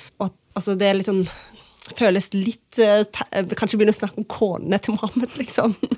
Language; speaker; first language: Norwegian; early bilingual, other home language; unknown